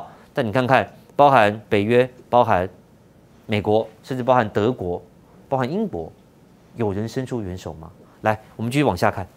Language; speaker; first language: Chinese; native; Chinese